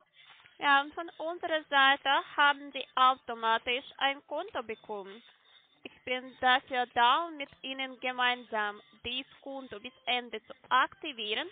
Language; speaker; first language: German; non-native, learner; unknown